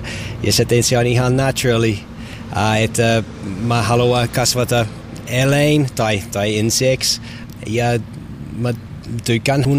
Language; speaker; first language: Finnish; non-native, learner; English